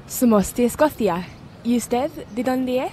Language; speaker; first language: Spanish; non-native, learner; English